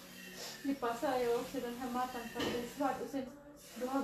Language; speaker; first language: Swedish; non-native, learner; Cebuano